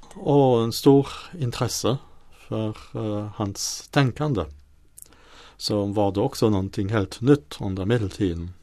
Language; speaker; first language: Swedish; non-native, fluent; French